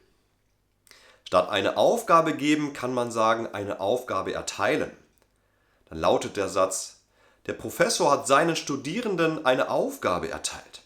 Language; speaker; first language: German; native; German